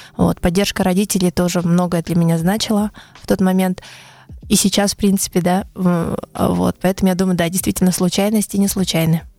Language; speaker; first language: Russian; native; Russian